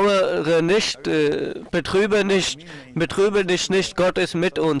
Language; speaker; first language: German; non-native, fluent; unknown